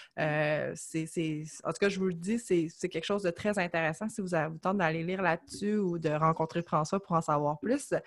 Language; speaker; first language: French; native; French